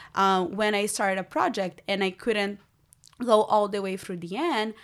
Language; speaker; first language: English; non-native, fluent; Portuguese